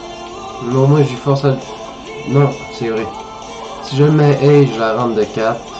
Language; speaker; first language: French; native; French